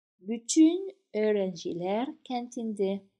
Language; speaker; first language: Turkish; non-native, fluent; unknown